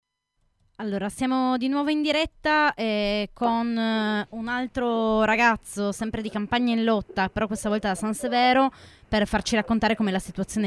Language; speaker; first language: Italian; native; Italian